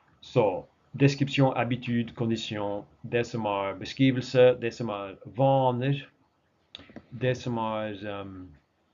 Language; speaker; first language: Norwegian; non-native, fluent; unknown